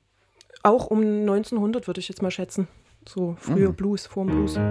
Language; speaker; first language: German; native; German